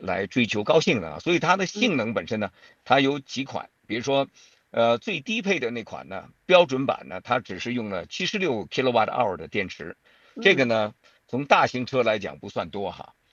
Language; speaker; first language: Chinese; native; Chinese